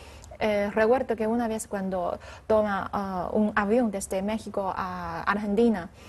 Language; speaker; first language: Spanish; non-native, learner; Chinese